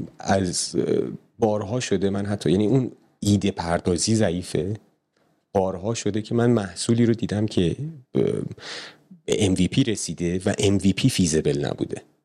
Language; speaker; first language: Persian; native; Persian